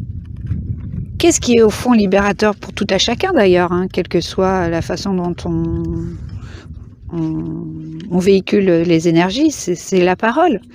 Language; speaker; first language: French; native; French